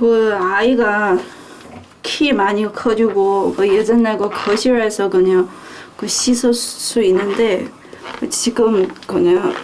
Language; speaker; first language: Korean; non-native, learner; Chinese